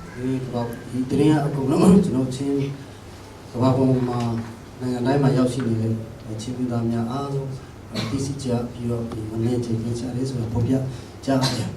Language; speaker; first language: Burmese; non-native, local second language; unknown